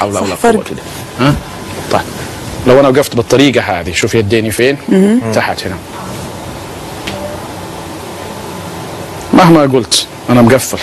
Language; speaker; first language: Arabic; native; Arabic